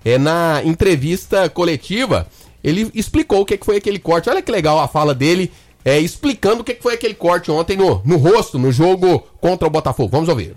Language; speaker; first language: Portuguese; native; Portuguese